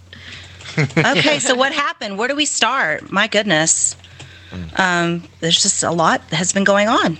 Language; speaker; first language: English; native; English